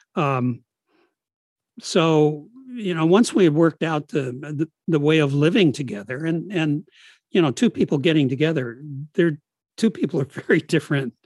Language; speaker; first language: English; early bilingual, other home language; Italian